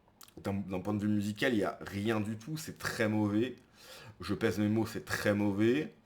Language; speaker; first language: French; native; French